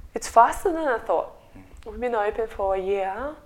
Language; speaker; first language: English; non-native, fluent; Russian